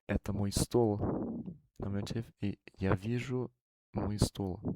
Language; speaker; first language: Russian; non-native, learner; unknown